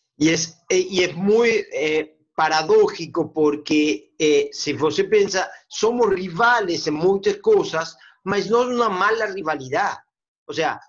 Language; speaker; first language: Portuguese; non-native, learner; Spanish